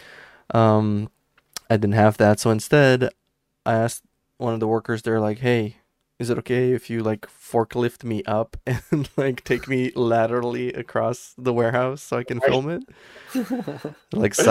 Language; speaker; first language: English; non-native, fluent; Romanian